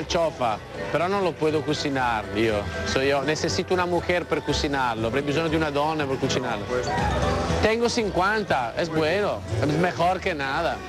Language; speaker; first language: Spanish; non-native, learner; Italian